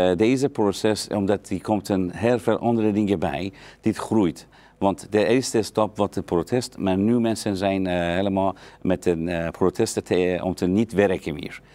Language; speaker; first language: Dutch; non-native, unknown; Persian